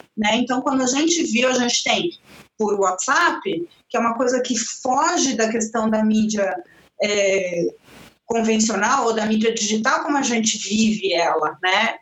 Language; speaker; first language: Portuguese; non-native, fluent; Spanish